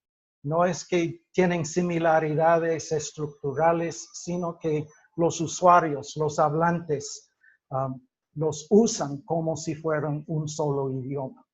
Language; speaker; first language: Spanish; non-native, fluent; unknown